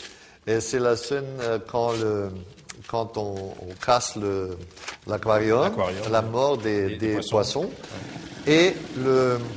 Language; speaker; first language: French; non-native, fluent; German